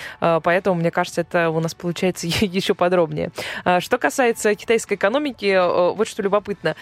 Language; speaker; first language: Russian; native; Russian